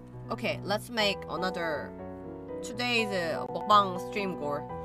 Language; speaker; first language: English; non-native, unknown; Korean